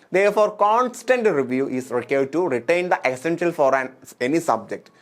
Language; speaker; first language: English; non-native, local second language; Malayalam